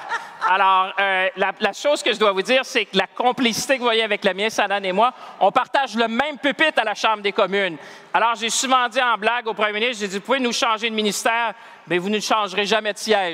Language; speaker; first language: French; native; French